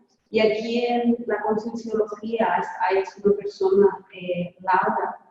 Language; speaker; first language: Spanish; non-native, fluent; Portuguese